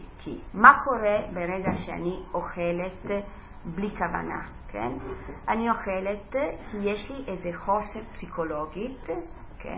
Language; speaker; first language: Hebrew; non-native, fluent; Italian